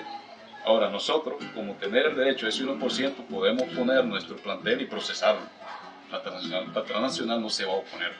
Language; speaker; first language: Spanish; native; Spanish